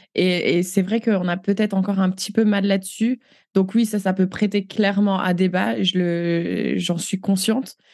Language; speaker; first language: French; native; French